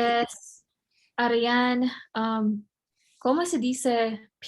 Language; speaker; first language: Spanish; non-native, learner; English